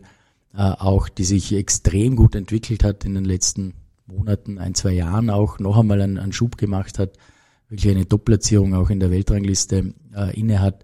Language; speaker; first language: German; native; German